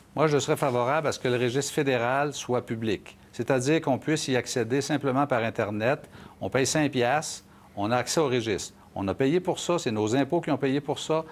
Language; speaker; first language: French; native; French